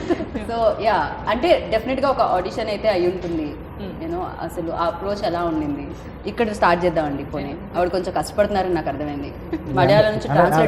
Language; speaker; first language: Telugu; native; Telugu